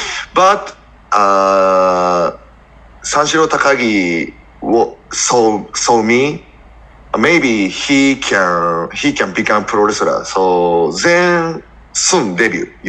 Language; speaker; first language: English; non-native, learner; Japanese